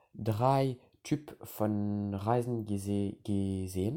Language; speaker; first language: German; non-native, learner; French